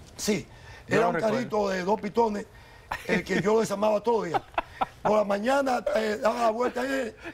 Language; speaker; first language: Spanish; native; Spanish